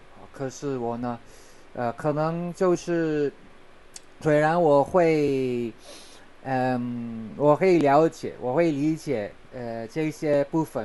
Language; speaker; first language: Chinese; non-native, learner; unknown